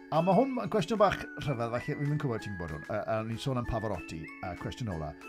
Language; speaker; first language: Welsh; native; Welsh